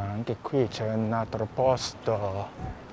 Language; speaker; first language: Italian; non-native, fluent; Japanese